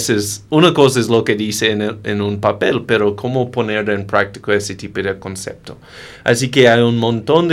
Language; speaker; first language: Spanish; non-native, fluent; English